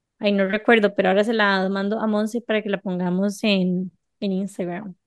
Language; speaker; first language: Spanish; native; Spanish